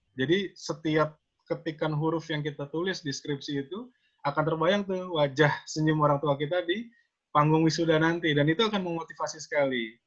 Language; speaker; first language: Indonesian; native; Indonesian